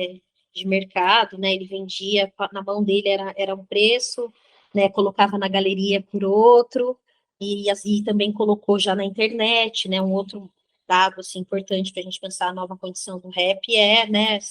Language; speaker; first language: Portuguese; native; Portuguese